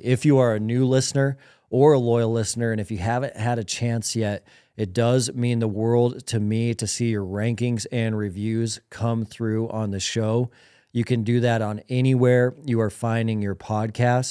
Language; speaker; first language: English; native; English